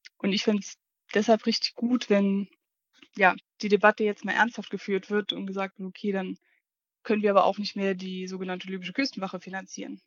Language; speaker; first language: German; native; German